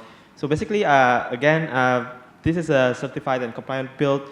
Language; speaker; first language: English; non-native, fluent; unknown